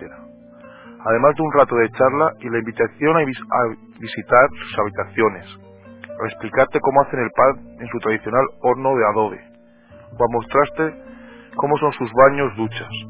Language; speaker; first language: Spanish; native; Spanish